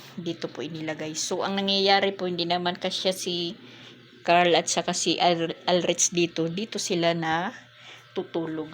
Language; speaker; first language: Filipino; non-native, local second language; Waray